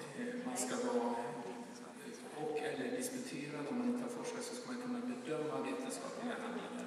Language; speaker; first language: Swedish; native; Swedish